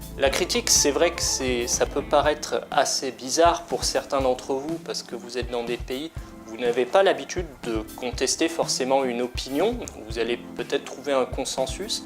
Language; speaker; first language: French; native; French